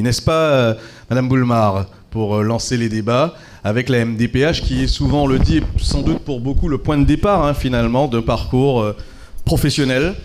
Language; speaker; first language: French; native; French